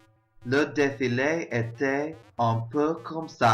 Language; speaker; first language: French; non-native, learner; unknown